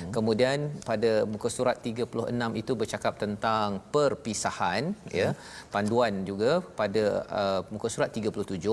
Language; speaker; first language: Malay; native; Malay